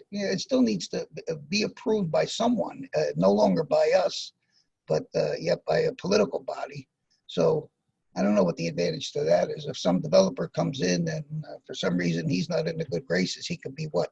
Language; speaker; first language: English; native; English